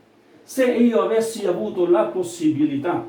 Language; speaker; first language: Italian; non-native, fluent; Urdu